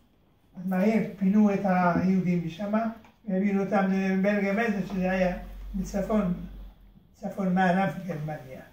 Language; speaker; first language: Hebrew; early bilingual, other home language; Hungarian